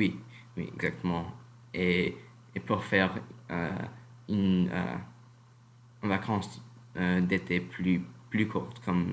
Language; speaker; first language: French; non-native, learner; English